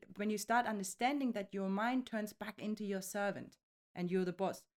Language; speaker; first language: English; non-native, fluent; German